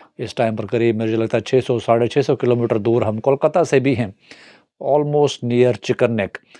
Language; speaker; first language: Hindi; native; Hindi